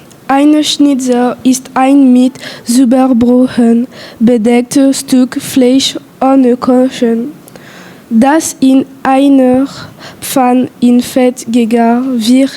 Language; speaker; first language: German; non-native, learner; French